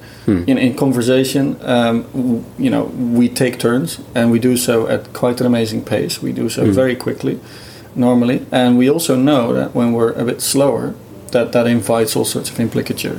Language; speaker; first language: English; non-native, fluent; Dutch